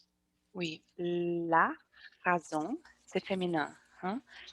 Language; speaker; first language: French; non-native, learner; Portuguese